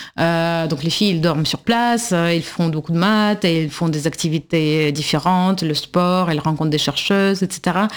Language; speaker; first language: French; non-native, fluent; Russian